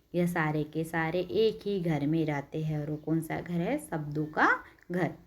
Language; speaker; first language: Hindi; non-native, local second language; Marathi